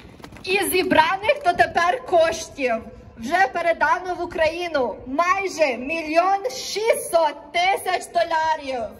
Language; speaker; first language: Ukrainian; early bilingual, heritage; Ukrainian